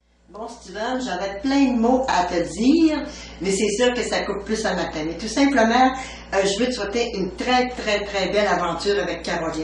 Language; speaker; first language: French; native; French